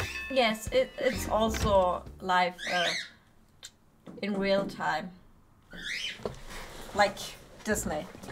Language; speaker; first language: English; non-native, learner; German